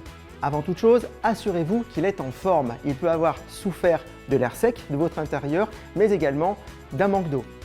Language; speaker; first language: French; native; French